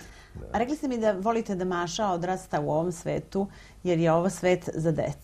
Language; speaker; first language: Serbian; native; Serbian